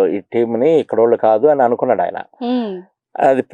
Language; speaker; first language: Telugu; native; Telugu